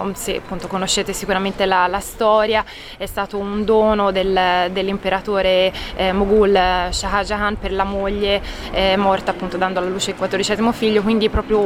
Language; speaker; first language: Italian; native; Italian